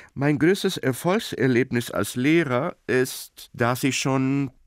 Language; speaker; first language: German; non-native, fluent; Portuguese